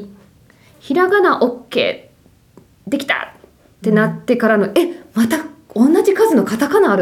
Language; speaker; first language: Japanese; native; Japanese